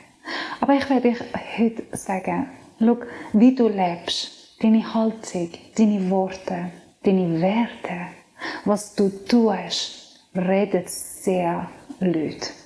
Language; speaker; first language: German; non-native, fluent; Persian